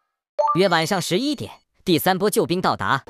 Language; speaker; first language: Chinese; native; Chinese